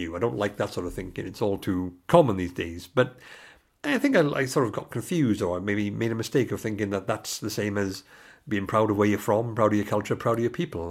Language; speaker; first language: English; native; English